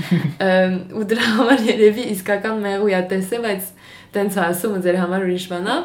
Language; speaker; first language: Armenian; early bilingual, heritage; French